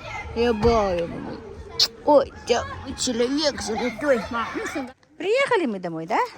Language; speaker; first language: Russian; non-native, local second language; Ingush